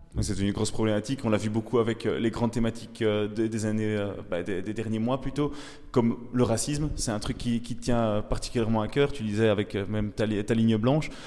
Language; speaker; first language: French; native; French